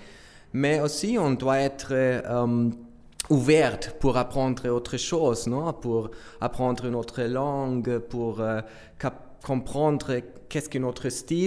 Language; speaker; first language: French; non-native, fluent; German